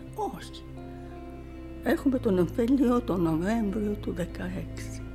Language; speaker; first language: Greek; native; Greek